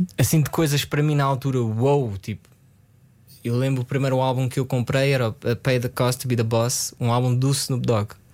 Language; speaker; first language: Portuguese; early bilingual, other home language; French